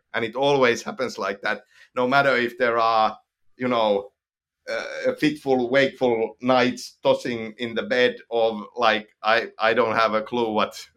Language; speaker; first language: English; non-native, fluent; Finnish